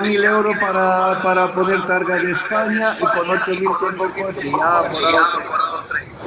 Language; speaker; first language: Spanish; non-native, learner; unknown